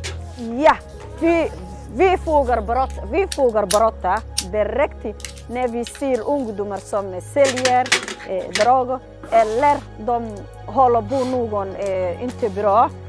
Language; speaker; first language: Swedish; non-native, learner; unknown